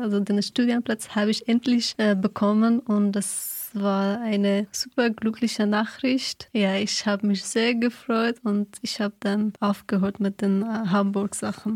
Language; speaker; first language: German; non-native, fluent; Persian